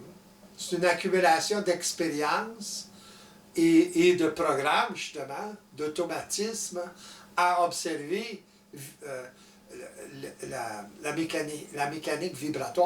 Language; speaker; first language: French; native; French